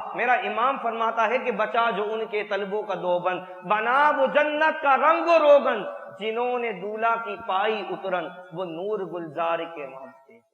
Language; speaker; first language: Urdu; native; Urdu